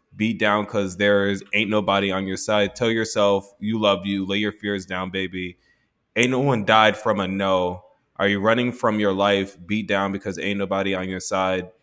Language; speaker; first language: English; native; English